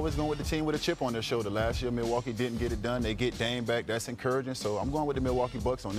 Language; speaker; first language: English; native; English